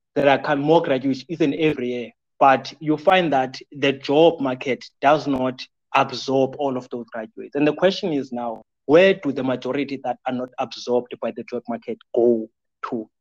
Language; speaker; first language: English; non-native, local second language; Xhosa